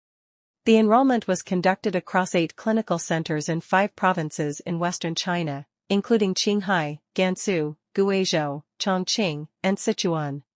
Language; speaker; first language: English; non-native, fluent; Chinese